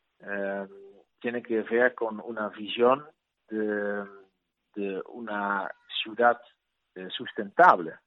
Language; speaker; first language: Spanish; non-native, learner; Dutch